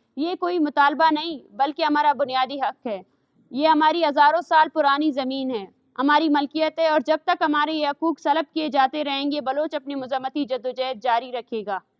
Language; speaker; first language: Urdu; non-native, local second language; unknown